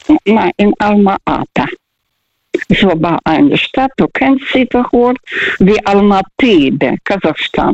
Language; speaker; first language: German; non-native, fluent; Russian